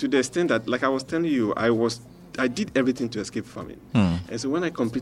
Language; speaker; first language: English; non-native, local second language; Ewe